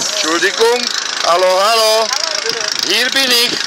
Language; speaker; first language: German; non-native, learner; Slovak